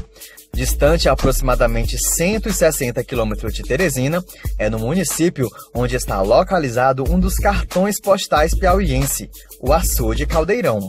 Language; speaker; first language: Portuguese; native; Portuguese